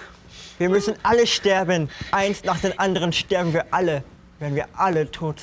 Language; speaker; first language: German; non-native, fluent; English